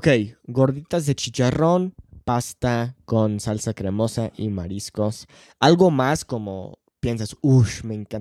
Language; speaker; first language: Spanish; non-native, fluent; English